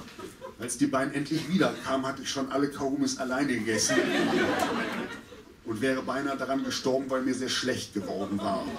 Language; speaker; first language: German; native; German